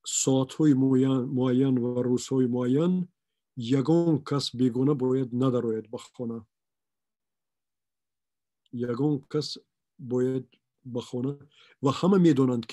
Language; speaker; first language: Persian; non-native, local second language; Shughni